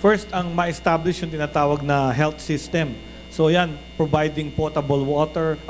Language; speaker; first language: Filipino; native; Filipino